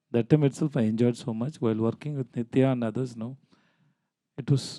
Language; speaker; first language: English; non-native, local second language; Tamil